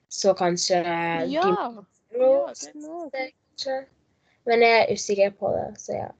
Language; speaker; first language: Norwegian; non-native, learner; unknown